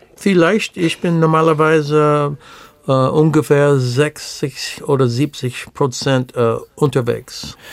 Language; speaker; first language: German; non-native, learner; English